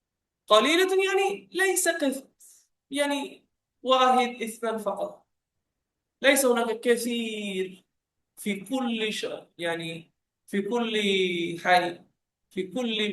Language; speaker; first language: Arabic; non-native, fluent; Bangla